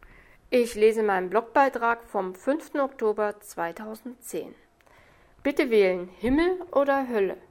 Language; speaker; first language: German; native; German